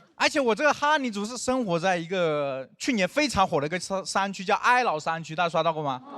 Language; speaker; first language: Chinese; non-native, local second language; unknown